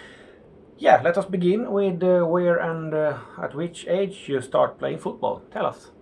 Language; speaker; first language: English; non-native, fluent; Swedish